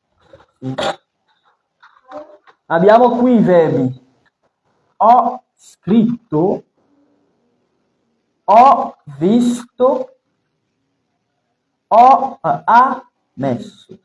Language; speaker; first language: Italian; non-native, fluent; French